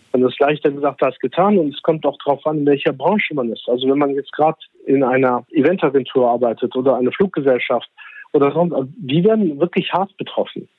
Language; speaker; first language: German; early bilingual, other home language; Turkish